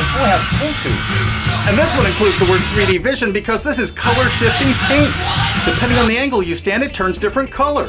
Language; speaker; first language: English; native; English